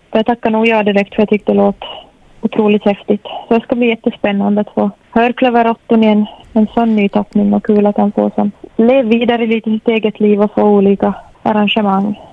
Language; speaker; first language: Swedish; native; Swedish